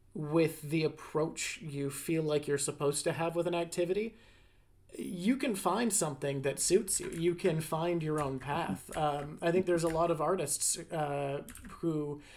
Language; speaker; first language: English; native; English